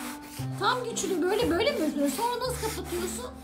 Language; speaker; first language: Turkish; native; Turkish